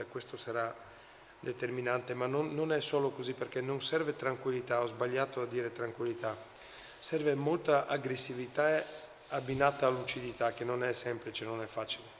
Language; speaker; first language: Italian; non-native, fluent; Bulgarian